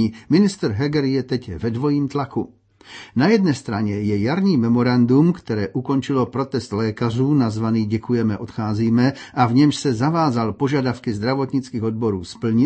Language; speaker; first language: Czech; native; Czech